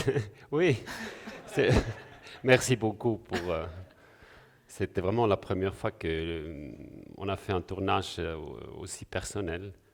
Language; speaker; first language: French; non-native, local second language; German